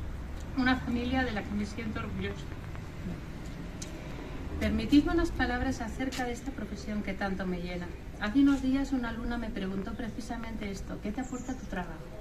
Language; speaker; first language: Spanish; native; Spanish